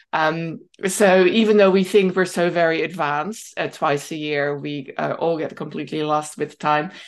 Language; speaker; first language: English; non-native, fluent; Dutch